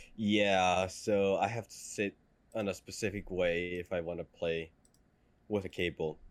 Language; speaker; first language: English; non-native, fluent; Danish